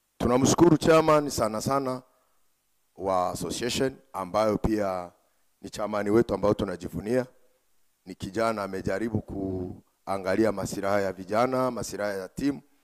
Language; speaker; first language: Swahili; non-native, local second language; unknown